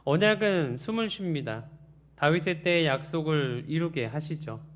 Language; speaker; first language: Korean; native; Korean